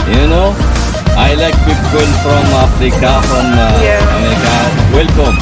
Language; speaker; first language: English; non-native, learner; Arabic